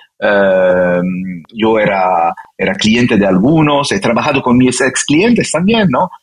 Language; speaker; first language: Spanish; non-native, fluent; French